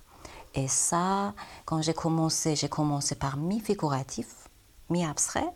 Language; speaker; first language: French; non-native, learner; Persian